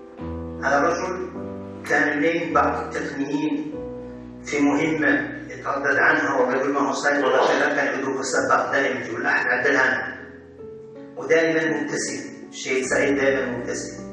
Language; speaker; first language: Arabic; native; Arabic